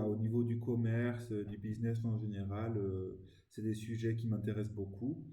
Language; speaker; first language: French; native; French